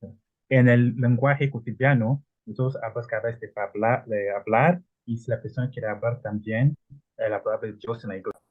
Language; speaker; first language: Spanish; non-native, learner; Italian